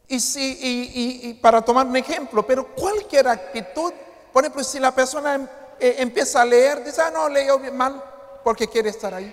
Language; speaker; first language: Spanish; non-native, fluent; Haitian Creole